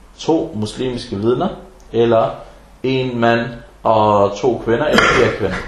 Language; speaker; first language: Danish; non-native, fluent; Arabic